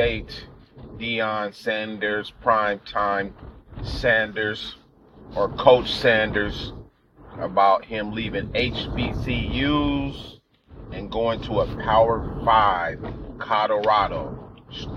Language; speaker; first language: English; native; English